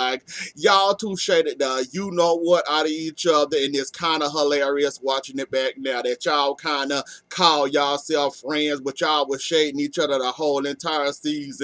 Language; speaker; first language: English; native; English